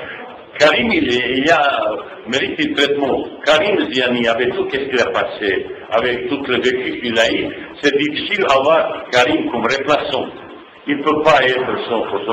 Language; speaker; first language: French; non-native, fluent; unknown